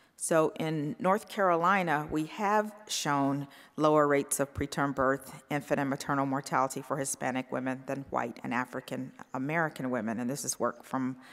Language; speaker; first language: English; native; English